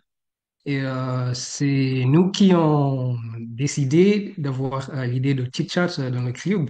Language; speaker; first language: French; non-native, fluent; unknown